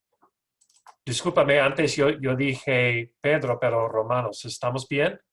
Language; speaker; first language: Spanish; non-native, learner; English